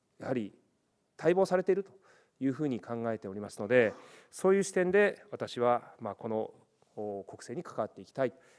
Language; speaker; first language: Japanese; native; Japanese